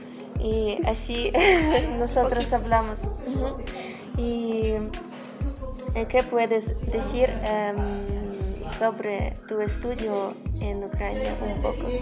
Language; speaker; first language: Spanish; non-native, learner; Ukrainian